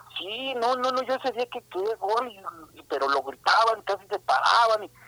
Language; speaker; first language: Spanish; native; Spanish